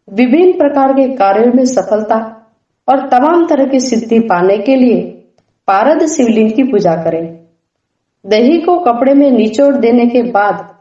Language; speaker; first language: Hindi; non-native, local second language; Gujarati